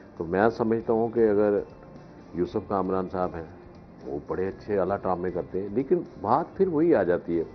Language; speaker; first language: Urdu; non-native, local second language; Punjabi